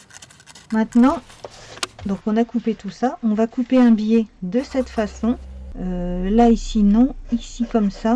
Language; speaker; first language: French; native; French